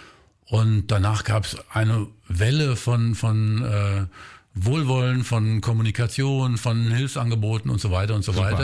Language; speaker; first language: German; native; German